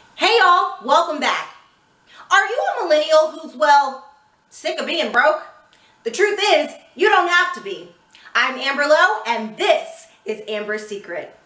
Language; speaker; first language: English; native; English